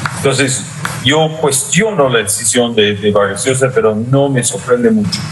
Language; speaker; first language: Spanish; non-native, fluent; English